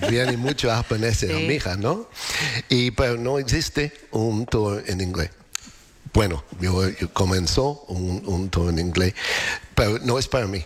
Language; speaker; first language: Spanish; non-native, fluent; English